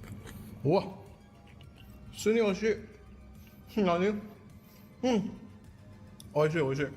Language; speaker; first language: Japanese; non-native, learner; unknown